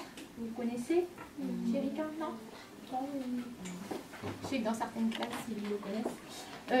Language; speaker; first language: French; native; French